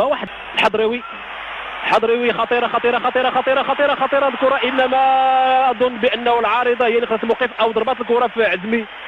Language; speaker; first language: Arabic; native; Arabic